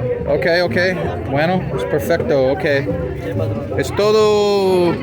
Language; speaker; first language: Spanish; non-native, learner; English